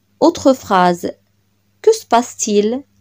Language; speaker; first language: French; non-native, local second language; Arabic